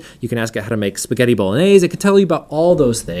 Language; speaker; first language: English; native; English